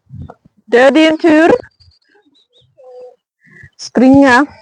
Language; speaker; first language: Swedish; non-native, learner; Filipino